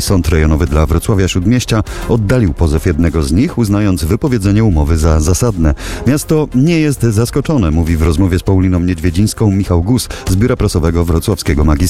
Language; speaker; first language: Polish; native; Polish